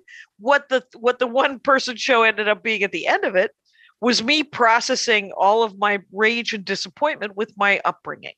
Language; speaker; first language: English; native; English